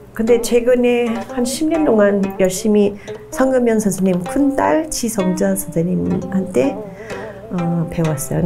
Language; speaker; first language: Korean; non-native, fluent; English